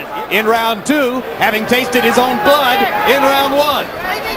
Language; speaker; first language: English; native; English